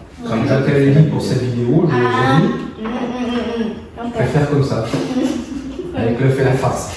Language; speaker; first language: French; native; French